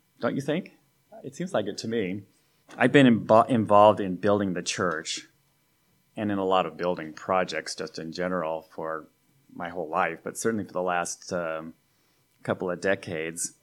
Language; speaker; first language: English; native; English